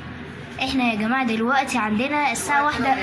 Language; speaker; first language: Arabic; native; Arabic